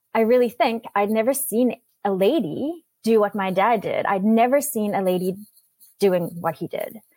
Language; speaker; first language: English; native; English